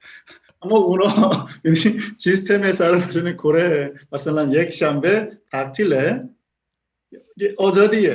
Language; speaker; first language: Persian; non-native, learner; Korean